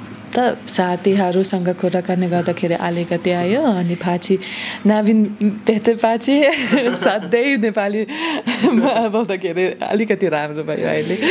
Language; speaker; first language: Nepali; non-native, learner; German